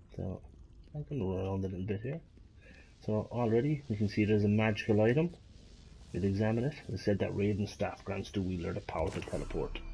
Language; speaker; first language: English; native; English